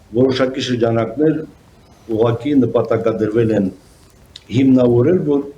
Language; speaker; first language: Armenian; native; Armenian